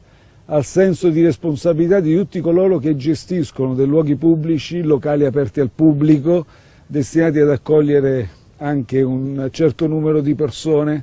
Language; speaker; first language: Italian; native; Italian